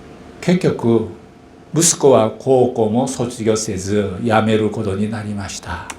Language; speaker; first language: Japanese; non-native, fluent; Korean